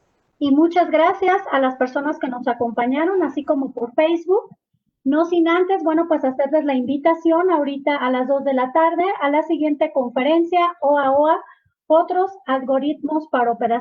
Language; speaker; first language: Spanish; native; Spanish